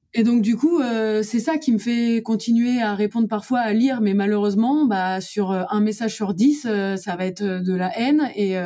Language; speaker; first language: French; native; French